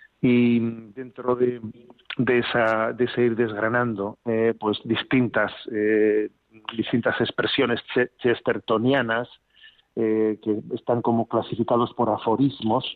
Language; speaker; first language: Spanish; native; Spanish